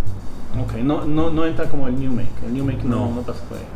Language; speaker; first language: Spanish; non-native, fluent; Hebrew